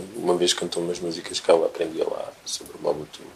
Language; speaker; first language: Portuguese; native; Portuguese